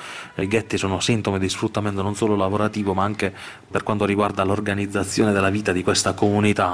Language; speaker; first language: Italian; native; Italian